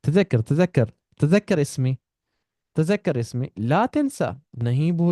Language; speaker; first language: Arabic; non-native, fluent; Urdu